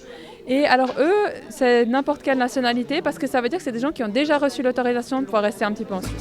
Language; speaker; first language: French; native; French